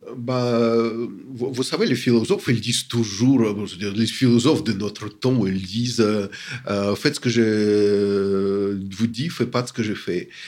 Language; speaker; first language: French; non-native, fluent; Russian